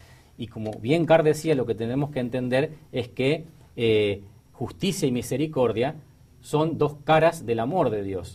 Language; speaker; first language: Spanish; native; Spanish